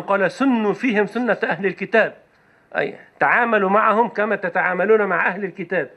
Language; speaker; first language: Arabic; native; Arabic